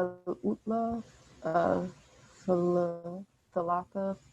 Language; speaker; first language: Arabic; non-native, learner; English